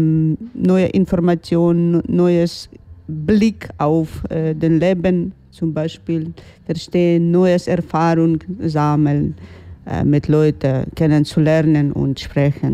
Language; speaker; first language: German; non-native, learner; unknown